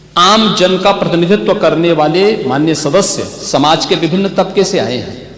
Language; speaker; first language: Hindi; native; Hindi